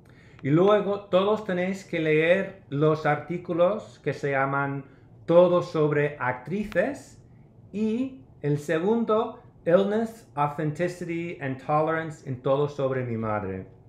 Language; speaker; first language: Spanish; non-native, fluent; English